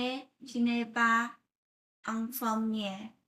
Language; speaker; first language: French; non-native, learner; Vietnamese